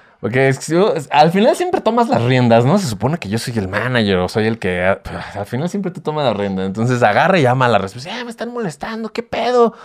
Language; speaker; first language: Spanish; native; Spanish